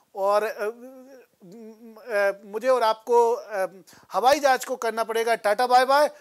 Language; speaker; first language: Hindi; native; Hindi